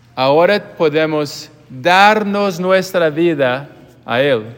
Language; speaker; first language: Spanish; non-native, fluent; English